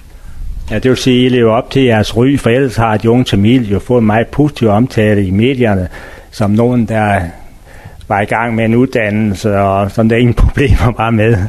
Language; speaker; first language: Danish; native; Danish